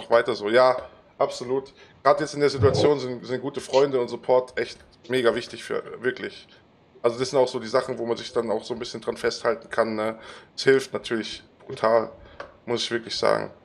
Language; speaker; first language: German; native; German